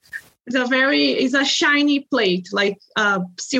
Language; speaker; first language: English; non-native, fluent; Portuguese